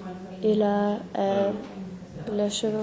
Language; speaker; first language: French; non-native, learner; English